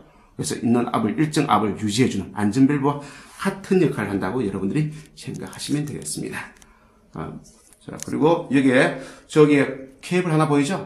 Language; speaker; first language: Korean; native; Korean